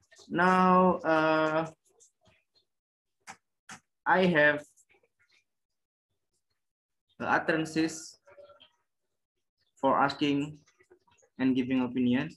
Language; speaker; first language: English; non-native, learner; Indonesian